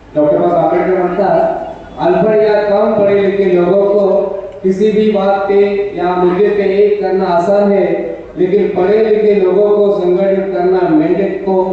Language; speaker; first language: Hindi; non-native, local second language; Marathi